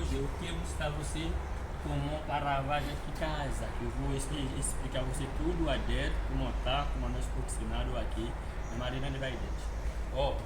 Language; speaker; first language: Portuguese; non-native, learner; Haitian Creole